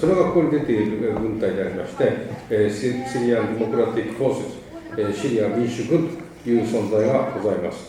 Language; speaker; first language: Japanese; native; Japanese